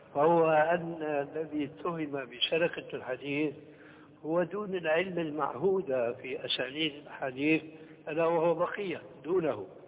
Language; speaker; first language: Arabic; early bilingual, other home language; Albanian